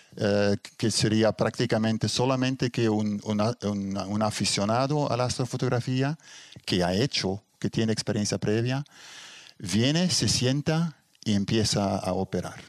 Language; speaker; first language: Spanish; non-native, fluent; Dutch